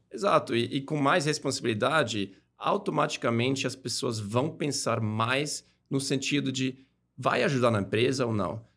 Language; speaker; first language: Portuguese; non-native, fluent; German